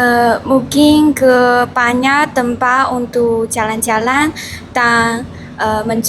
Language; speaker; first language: Indonesian; non-native, learner; Chinese